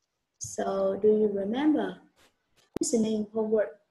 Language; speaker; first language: English; non-native, learner; Vietnamese